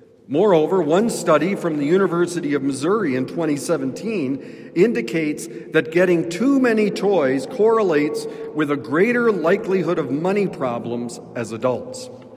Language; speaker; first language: English; native; English